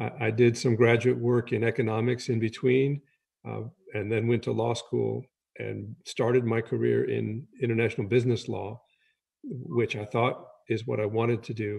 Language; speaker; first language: English; native; English